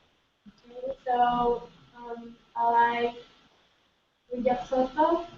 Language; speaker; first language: English; non-native, learner; Indonesian